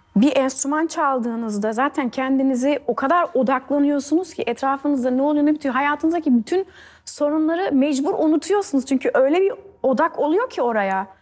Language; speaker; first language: Turkish; early bilingual, heritage; Turkish